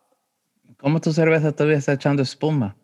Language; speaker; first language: Spanish; early bilingual, heritage; Spanish